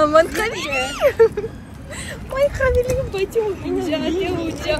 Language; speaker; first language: Persian; non-native, learner; Turkish